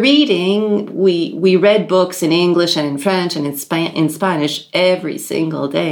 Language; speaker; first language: English; non-native, local second language; French